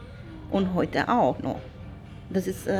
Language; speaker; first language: German; non-native, fluent; Spanish